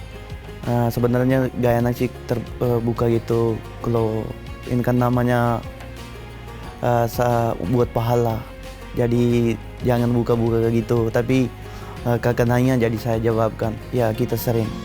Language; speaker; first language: Indonesian; non-native, learner; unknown